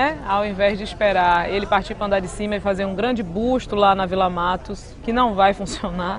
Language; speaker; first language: Portuguese; native; Portuguese